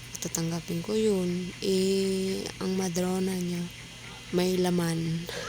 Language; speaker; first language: Filipino; non-native, local second language; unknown